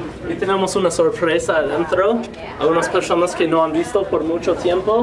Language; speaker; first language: Spanish; non-native, fluent; English